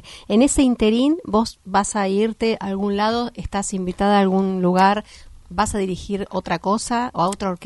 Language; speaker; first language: Spanish; native; Spanish